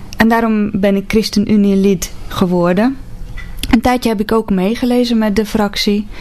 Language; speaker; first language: Dutch; non-native, fluent; Hungarian